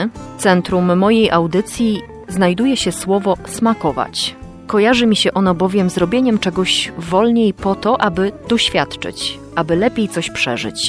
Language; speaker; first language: Polish; native; Polish